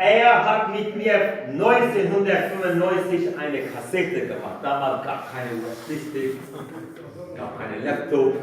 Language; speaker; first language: German; non-native, fluent; Kurdish